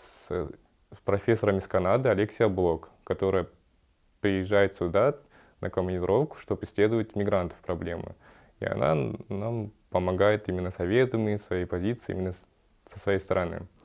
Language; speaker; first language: Russian; early bilingual, other home language; Kyrgyz